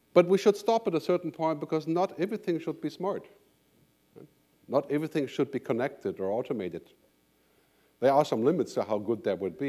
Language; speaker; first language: English; non-native, fluent; German